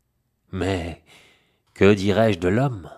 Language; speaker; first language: French; native; French